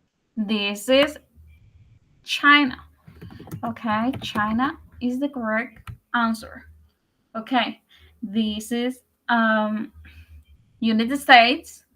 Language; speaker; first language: English; non-native, learner; Spanish